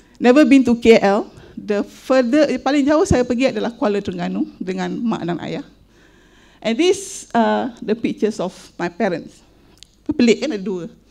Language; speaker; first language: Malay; native; Malay